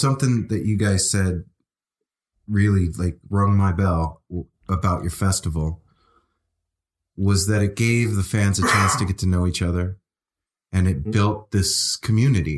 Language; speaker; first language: English; native; English